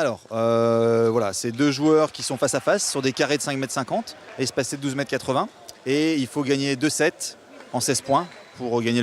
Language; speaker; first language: French; native; French